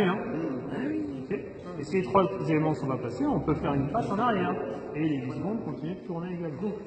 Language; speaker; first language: French; native; French